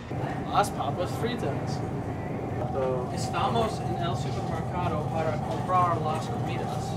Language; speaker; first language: Spanish; non-native, learner; English